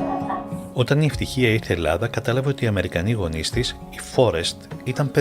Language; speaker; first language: Greek; native; Greek